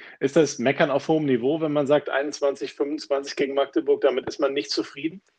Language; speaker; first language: German; native; German